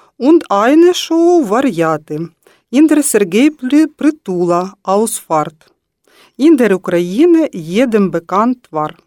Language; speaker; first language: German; non-native, learner; Ukrainian